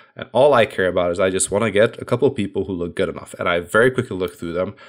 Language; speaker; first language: English; non-native, fluent; Hungarian